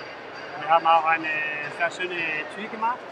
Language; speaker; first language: German; non-native, learner; Spanish